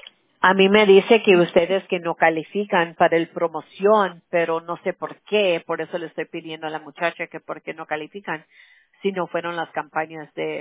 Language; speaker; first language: Spanish; early bilingual, heritage; Spanish